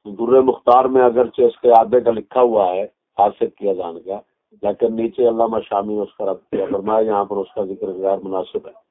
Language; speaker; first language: Urdu; non-native, local second language; Punjabi